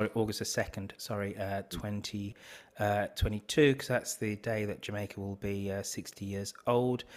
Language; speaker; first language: English; native; English